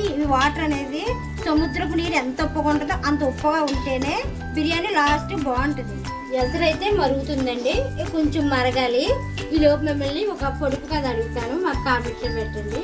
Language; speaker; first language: Telugu; native; Telugu